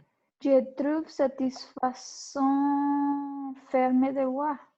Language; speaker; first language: French; non-native, learner; Spanish